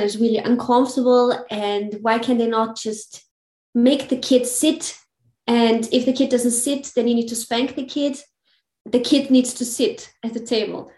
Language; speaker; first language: English; non-native, fluent; German